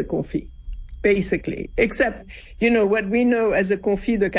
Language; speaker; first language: English; non-native, fluent; Arabic